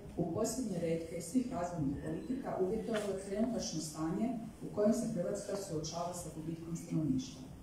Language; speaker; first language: Croatian; native; Croatian